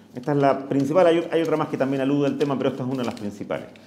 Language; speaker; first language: Spanish; native; Spanish